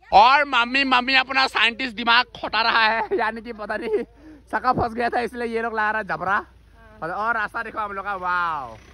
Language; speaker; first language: Hindi; non-native, local second language; Assamese